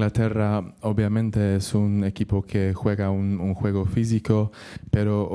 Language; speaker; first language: Spanish; non-native, learner; English